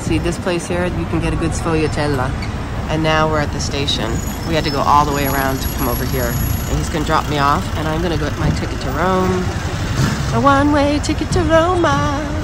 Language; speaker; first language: English; native; English